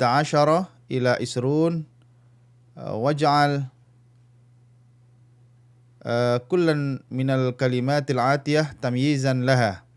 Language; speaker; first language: Arabic; non-native, fluent; Indonesian